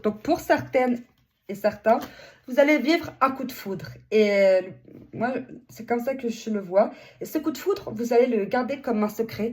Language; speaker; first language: French; native; French